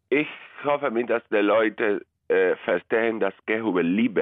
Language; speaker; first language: German; non-native, fluent; Spanish